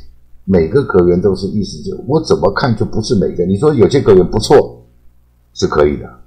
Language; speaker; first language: Chinese; native; Chinese